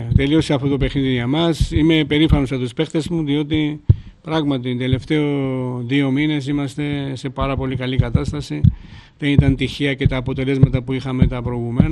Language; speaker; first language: Greek; non-native, fluent; Georgian